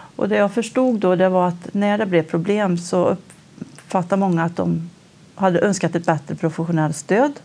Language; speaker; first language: Swedish; native; Swedish